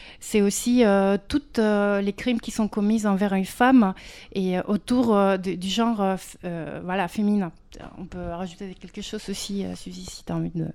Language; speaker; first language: French; non-native, fluent; Spanish